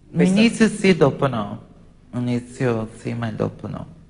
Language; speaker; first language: Italian; non-native, learner; Portuguese